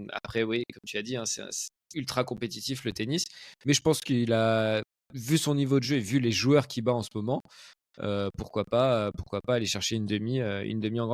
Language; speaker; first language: French; native; French